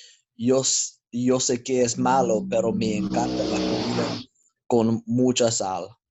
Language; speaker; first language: Spanish; non-native, learner; English